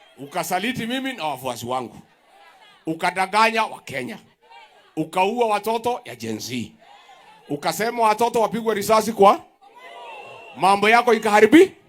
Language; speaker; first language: Swahili; non-native, local second language; Kikuyu